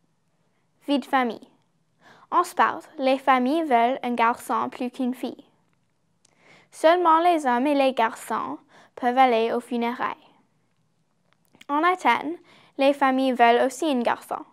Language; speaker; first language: French; non-native, learner; English